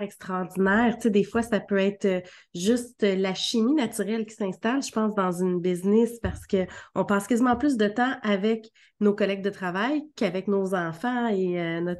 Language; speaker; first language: French; native; French